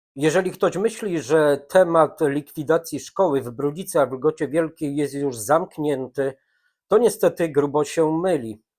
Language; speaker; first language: Polish; native; Polish